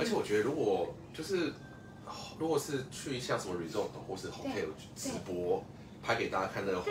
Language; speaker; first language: Chinese; native; Chinese